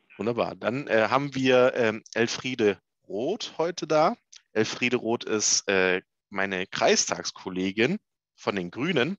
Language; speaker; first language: German; native; German